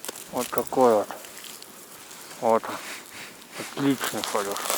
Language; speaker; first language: Russian; native; Russian